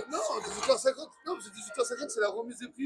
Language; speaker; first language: French; native; French